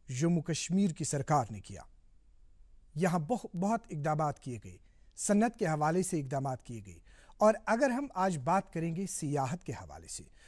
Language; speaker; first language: Hindi; non-native, local second language; Kashmiri